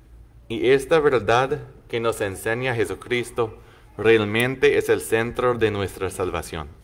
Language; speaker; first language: Spanish; non-native, fluent; English